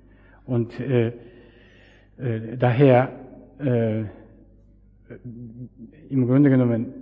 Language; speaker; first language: German; non-native, fluent; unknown